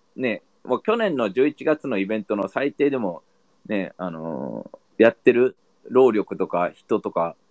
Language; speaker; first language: Japanese; non-native, fluent; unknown